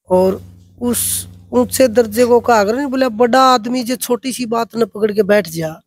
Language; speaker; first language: Hindi; native; Hindi